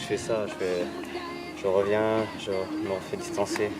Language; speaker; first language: French; native; French